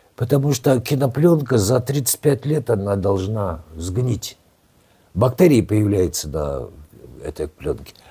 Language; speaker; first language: Russian; non-native, local second language; Kazakh